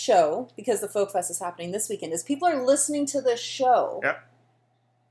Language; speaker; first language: English; native; English